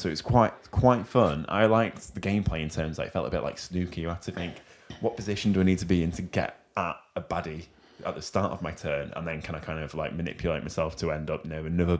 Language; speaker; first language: English; native; English